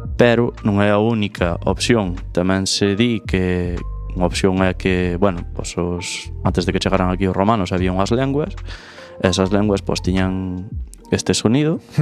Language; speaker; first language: Galician; native; Galician